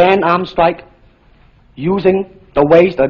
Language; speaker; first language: English; non-native, local second language; Cantonese